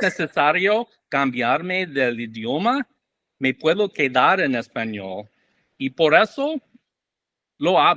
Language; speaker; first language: Spanish; non-native, fluent; English